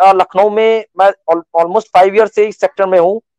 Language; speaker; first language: Hindi; native; Hindi